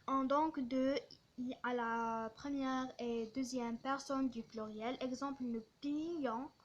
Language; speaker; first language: French; non-native, local second language; Arabic